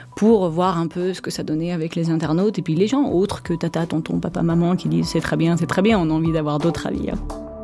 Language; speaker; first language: French; native; French